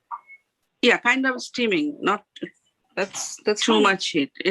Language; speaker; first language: English; non-native, fluent; Bangla